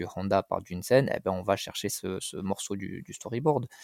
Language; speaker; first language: French; native; French